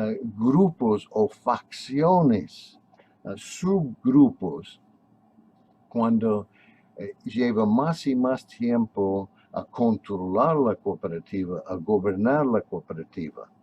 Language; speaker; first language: Spanish; non-native, fluent; English